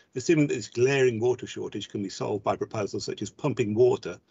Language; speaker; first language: English; native; English